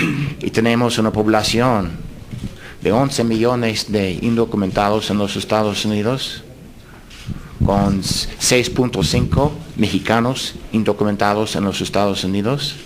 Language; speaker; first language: Spanish; non-native, fluent; English